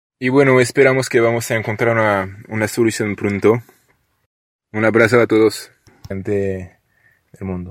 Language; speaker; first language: Spanish; non-native, learner; French